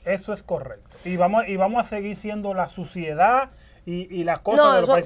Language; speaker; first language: Spanish; native; Spanish